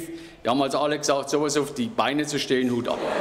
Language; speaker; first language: German; native; German